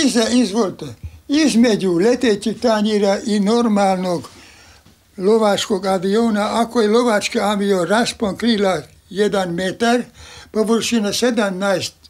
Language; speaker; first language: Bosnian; non-native, local second language; Hungarian